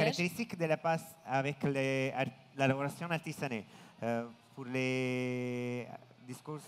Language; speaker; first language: French; non-native, learner; Italian